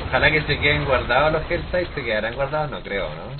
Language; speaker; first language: Spanish; native; Spanish